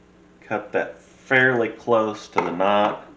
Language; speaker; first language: English; native; English